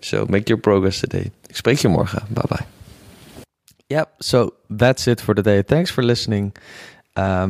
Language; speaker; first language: English; non-native, fluent; Dutch